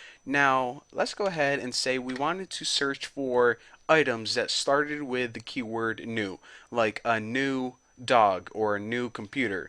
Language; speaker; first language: English; native; English